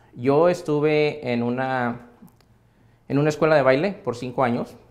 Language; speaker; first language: Spanish; native; Spanish